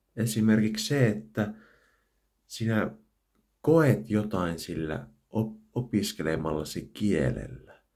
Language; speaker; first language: Finnish; native; Finnish